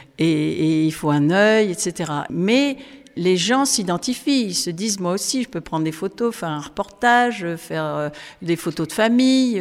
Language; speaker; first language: French; native; French